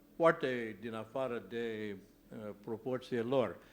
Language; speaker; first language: Romanian; non-native, learner; English